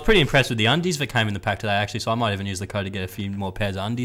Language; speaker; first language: English; native; English